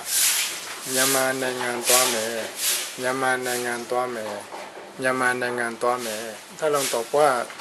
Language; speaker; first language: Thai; non-native, fluent; Burmese